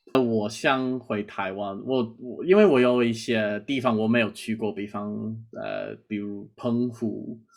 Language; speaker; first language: Chinese; non-native, fluent; English